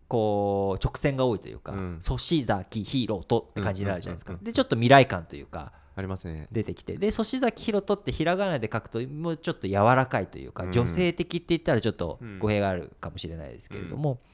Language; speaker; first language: Japanese; native; Japanese